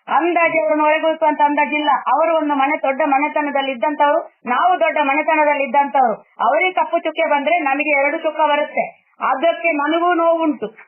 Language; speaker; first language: Kannada; native; Kannada